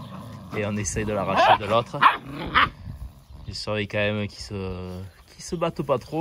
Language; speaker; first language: French; native; French